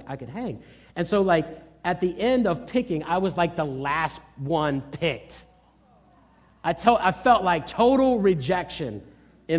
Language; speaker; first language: English; native; English